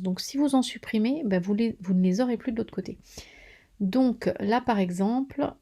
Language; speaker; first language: French; native; French